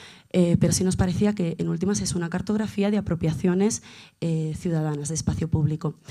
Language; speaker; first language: Spanish; native; Spanish